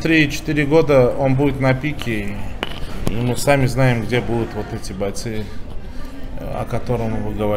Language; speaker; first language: Russian; native; Russian